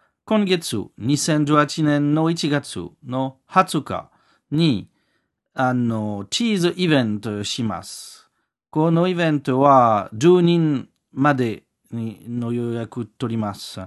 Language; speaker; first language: Japanese; non-native, learner; French